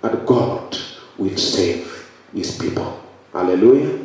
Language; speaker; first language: English; non-native, local second language; Swahili